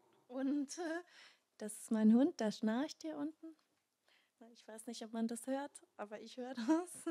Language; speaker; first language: German; non-native, fluent; Danish